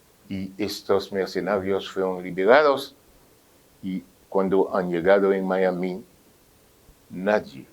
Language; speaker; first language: Spanish; non-native, fluent; French